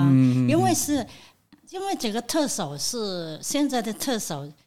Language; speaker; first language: Chinese; non-native, fluent; Cantonese